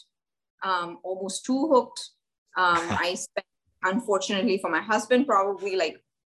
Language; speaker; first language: English; non-native, local second language; Hindi